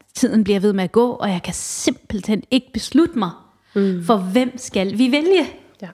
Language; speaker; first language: Danish; early bilingual, other home language; Arabic